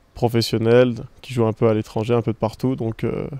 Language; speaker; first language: French; native; French